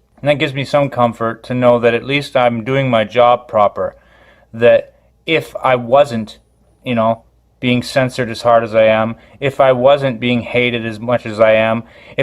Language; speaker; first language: English; native; English